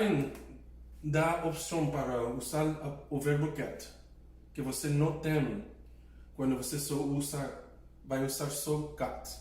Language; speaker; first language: Portuguese; non-native, fluent; English